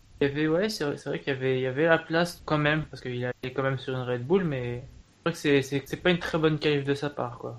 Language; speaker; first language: French; native; French